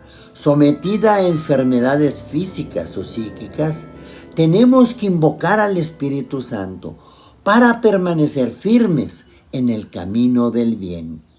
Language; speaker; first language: Spanish; native; Spanish